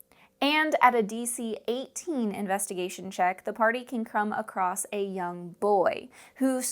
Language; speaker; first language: English; native; English